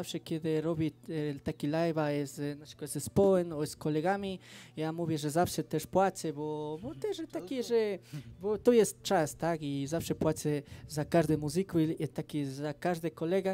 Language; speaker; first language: Polish; non-native, fluent; Spanish